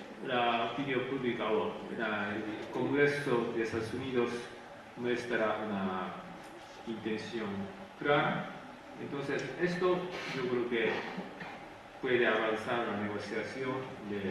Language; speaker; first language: Spanish; non-native, fluent; Japanese